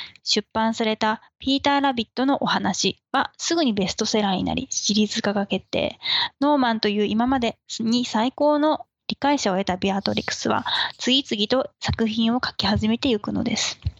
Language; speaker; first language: Japanese; native; Japanese